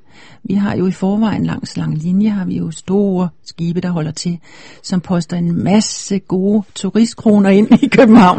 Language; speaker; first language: Danish; native; Danish